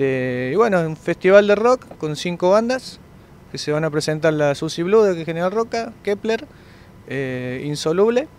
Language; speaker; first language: Spanish; native; Spanish